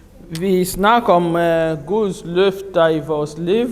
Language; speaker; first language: Danish; non-native, fluent; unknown